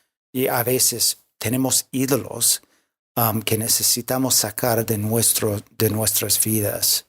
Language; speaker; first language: Spanish; non-native, fluent; English